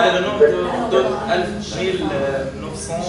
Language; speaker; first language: French; non-native, learner; Arabic